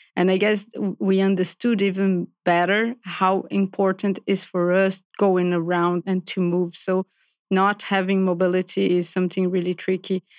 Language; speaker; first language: English; non-native, fluent; Portuguese